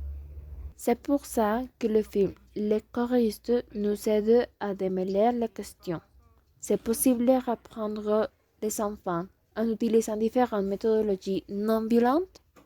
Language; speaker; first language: French; non-native, learner; Spanish